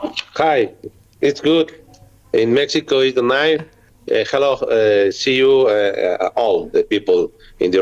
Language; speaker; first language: English; non-native, learner; Spanish